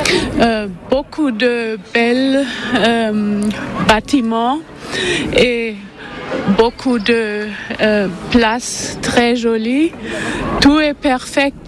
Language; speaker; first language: French; non-native, learner; German